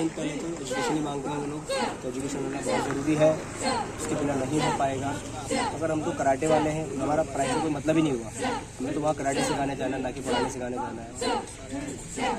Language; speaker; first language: Hindi; native; Hindi